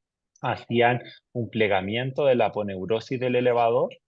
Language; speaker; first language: Spanish; native; Spanish